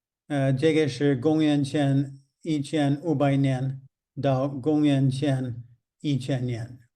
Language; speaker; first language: Chinese; non-native, fluent; English